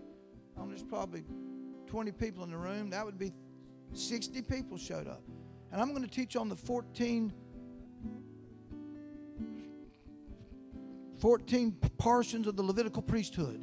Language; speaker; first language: English; native; English